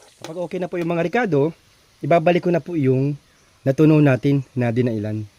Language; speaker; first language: Filipino; non-native, local second language; Bikol